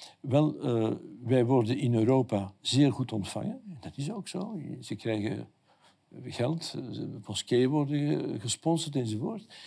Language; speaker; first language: Dutch; native; Dutch